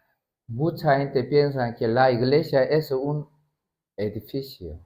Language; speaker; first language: Spanish; non-native, learner; Korean